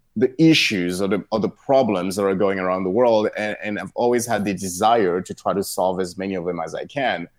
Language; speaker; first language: English; non-native, local second language; French